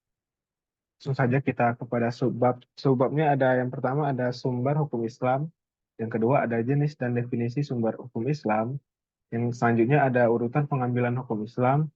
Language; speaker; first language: Indonesian; native; Indonesian